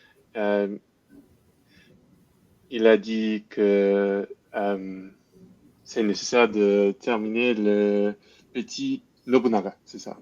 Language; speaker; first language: French; non-native, learner; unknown